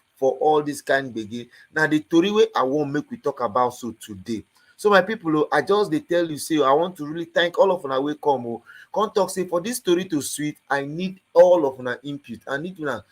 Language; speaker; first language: Nigerian Pidgin; native; Nigerian Pidgin